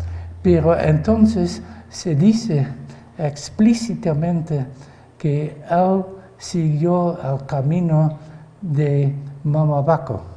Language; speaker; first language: Spanish; non-native, fluent; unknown